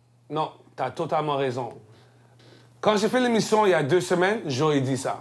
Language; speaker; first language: French; native; French